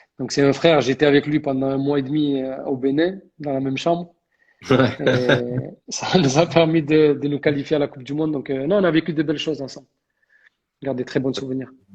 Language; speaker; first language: French; early bilingual, other home language; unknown